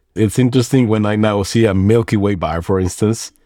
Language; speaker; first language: English; non-native, fluent; Spanish